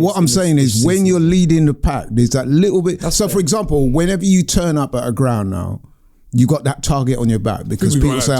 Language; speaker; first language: English; native; English